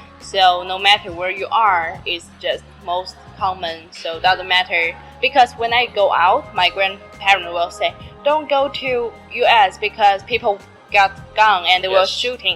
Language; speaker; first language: English; non-native, learner; Chinese